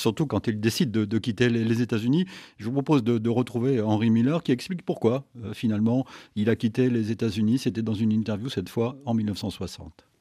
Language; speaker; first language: French; native; French